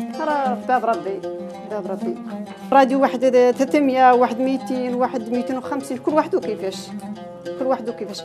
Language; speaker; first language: Arabic; native; Arabic